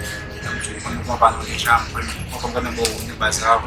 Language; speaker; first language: Portuguese; non-native, learner; Haitian Creole